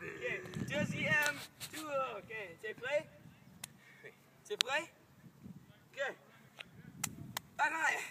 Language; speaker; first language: French; non-native, learner; English